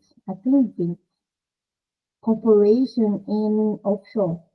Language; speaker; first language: English; non-native, learner; Portuguese